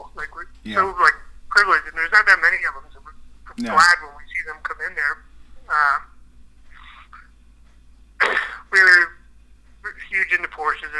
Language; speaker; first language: English; native; English